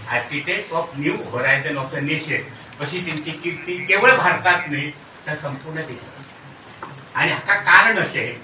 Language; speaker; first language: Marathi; non-native, local second language; Konkani